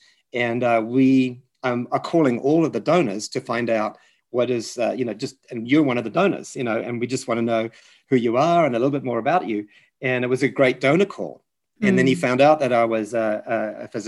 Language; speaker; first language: English; native; English